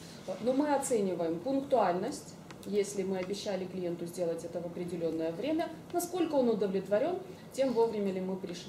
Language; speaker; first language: Russian; native; Russian